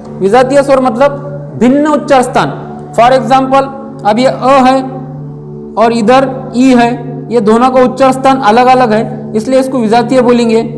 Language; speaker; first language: Hindi; non-native, local second language; Marathi